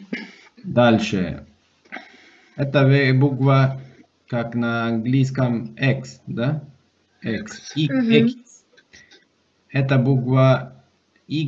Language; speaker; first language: Russian; non-native, fluent; Spanish